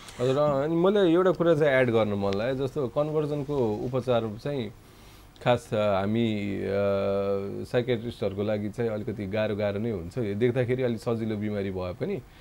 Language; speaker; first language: Nepali; non-native, local second language; Maithili